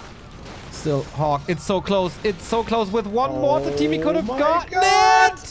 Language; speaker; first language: English; non-native, fluent; German